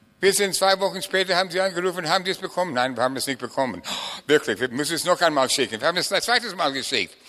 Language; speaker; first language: German; non-native, fluent; English